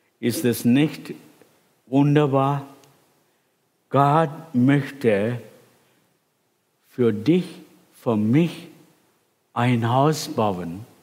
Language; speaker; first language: German; non-native, fluent; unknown